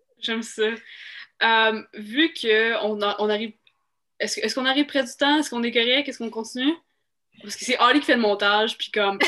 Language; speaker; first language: French; native; French